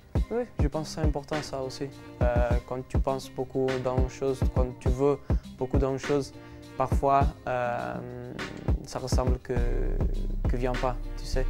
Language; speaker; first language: French; non-native, learner; Portuguese